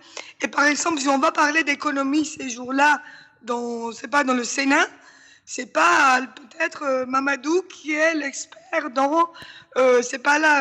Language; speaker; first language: French; non-native, fluent; Spanish